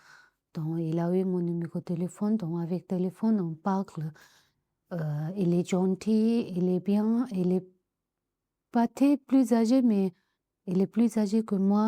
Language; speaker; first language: French; non-native, learner; Tibetan